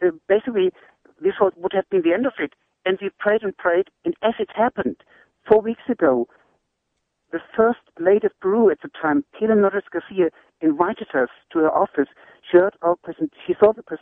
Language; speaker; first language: English; non-native, fluent; German